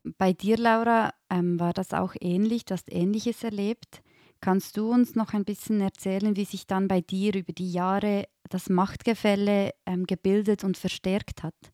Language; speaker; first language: German; native; German